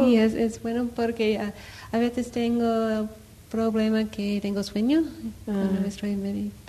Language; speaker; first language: Spanish; non-native, learner; English